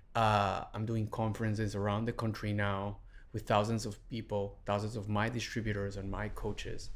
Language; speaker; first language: English; non-native, fluent; Spanish